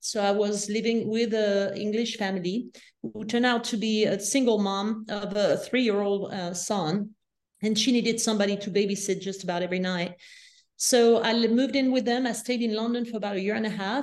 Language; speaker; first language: English; non-native, fluent; French